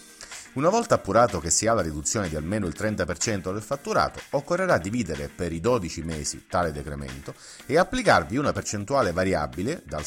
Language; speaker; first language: Italian; native; Italian